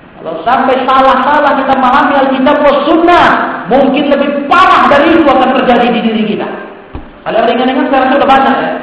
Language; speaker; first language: Indonesian; native; Indonesian